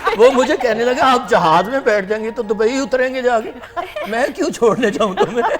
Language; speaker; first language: Urdu; non-native, local second language; Punjabi